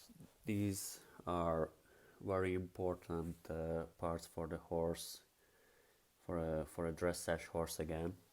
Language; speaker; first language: English; non-native, fluent; Hungarian